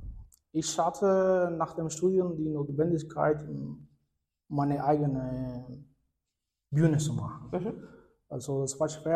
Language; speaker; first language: German; non-native, fluent; Spanish